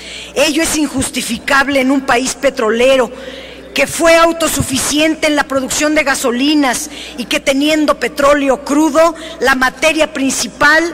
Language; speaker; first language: Spanish; native; Spanish